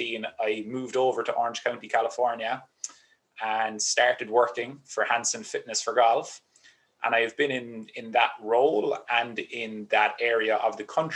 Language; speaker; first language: English; native; English